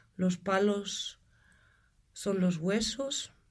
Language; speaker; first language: Spanish; non-native, fluent; German